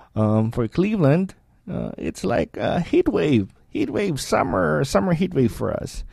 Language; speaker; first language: English; non-native, local second language; Filipino